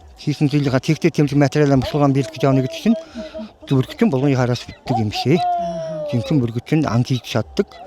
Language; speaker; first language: Mongolian; non-native, local second language; Kazakh